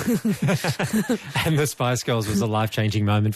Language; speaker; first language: English; native; English